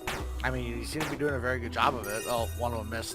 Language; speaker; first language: English; native; English